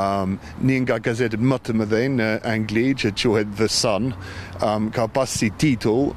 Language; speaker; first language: Albanian; non-native, fluent; English